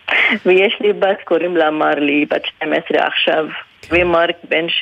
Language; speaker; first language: Hebrew; non-native, local second language; Arabic